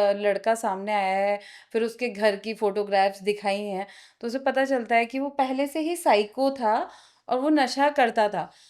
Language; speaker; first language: Hindi; non-native, local second language; Nepali